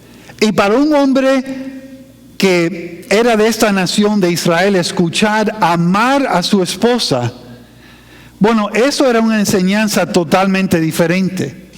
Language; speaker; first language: Spanish; non-native, fluent; English